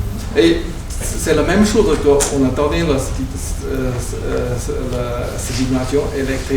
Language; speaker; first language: French; non-native, learner; Chinese